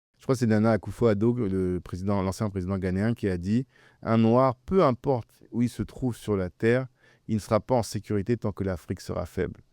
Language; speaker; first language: French; early bilingual, other home language; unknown